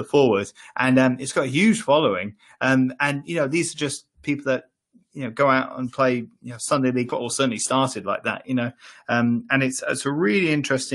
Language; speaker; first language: English; native; English